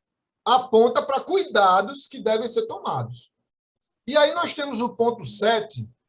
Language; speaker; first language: Portuguese; native; Portuguese